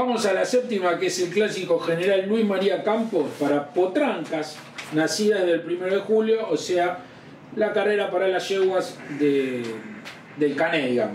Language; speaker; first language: Spanish; native; Spanish